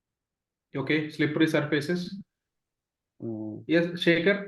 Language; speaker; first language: English; non-native, local second language; Telugu